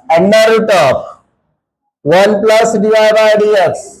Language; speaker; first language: Hindi; non-native, local second language; Marathi